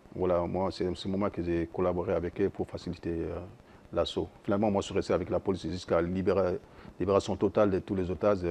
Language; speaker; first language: French; non-native, local second language; Soninke